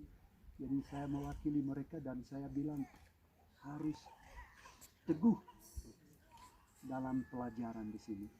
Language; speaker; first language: Indonesian; non-native, fluent; English